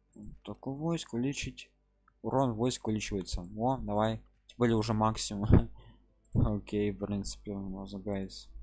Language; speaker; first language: Russian; non-native, local second language; Ukrainian